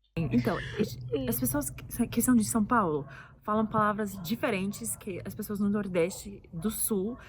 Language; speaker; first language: Portuguese; non-native, fluent; English